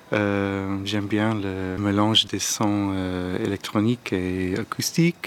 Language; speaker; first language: French; non-native, learner; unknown